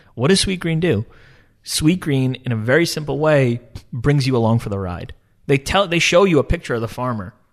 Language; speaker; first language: English; early bilingual, other home language; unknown